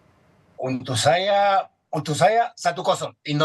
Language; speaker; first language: Indonesian; non-native, fluent; Spanish